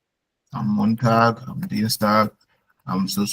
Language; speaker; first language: German; non-native, fluent; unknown